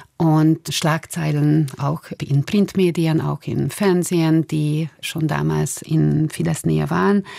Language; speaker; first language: German; non-native, fluent; Hungarian